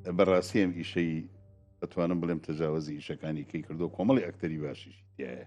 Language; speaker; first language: Central Kurdish; native; Central Kurdish